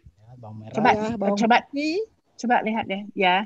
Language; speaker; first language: Indonesian; non-native, fluent; English